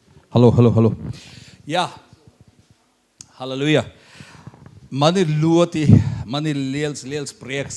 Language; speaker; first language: Latvian; non-native, learner; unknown